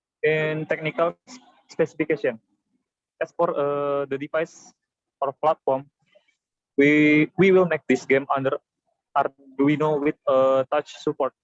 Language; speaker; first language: English; non-native, learner; Indonesian